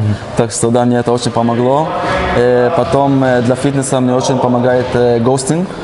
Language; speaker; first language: Russian; early bilingual, heritage; Russian